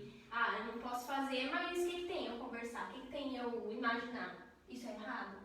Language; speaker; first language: Portuguese; native; Portuguese